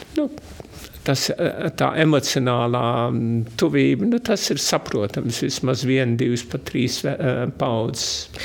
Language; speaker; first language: Latvian; early bilingual, heritage; Latvian